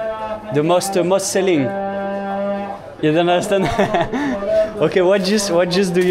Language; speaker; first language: English; non-native, learner; French